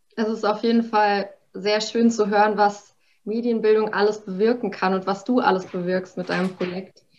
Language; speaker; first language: German; native; German